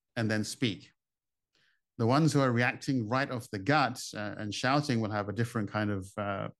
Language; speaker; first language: English; native; English